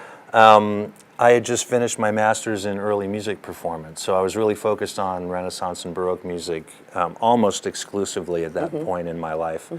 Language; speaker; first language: English; early bilingual, other home language; German